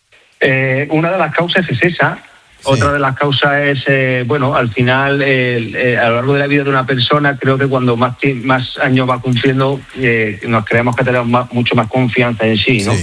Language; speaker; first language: Spanish; native; Spanish